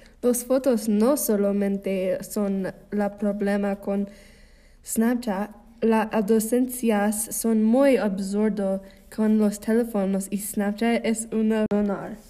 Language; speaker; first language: Spanish; non-native, learner; English